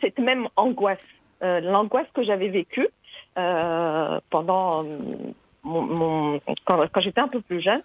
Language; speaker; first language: French; non-native, local second language; Arabic